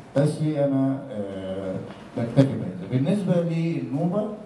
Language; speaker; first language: Egyptian Arabic; non-native, local second language; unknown